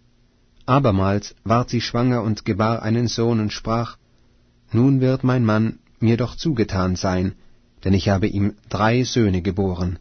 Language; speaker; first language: German; native; German